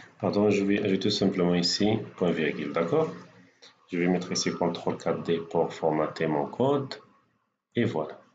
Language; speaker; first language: French; non-native, local second language; Arabic